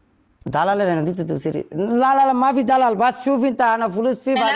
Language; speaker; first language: Arabic; non-native, learner; Bangla